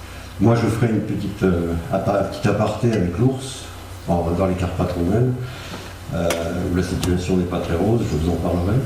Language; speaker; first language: French; native; French